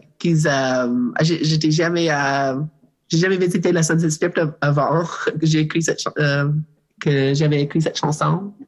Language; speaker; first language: French; non-native, learner; English